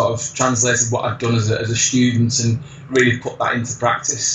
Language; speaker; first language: English; native; English